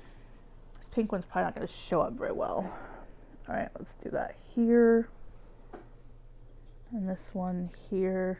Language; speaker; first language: English; native; English